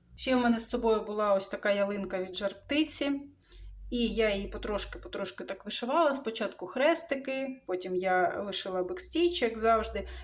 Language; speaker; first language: Ukrainian; non-native, local second language; Russian